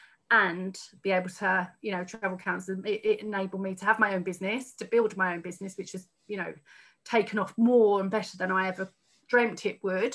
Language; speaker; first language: English; native; English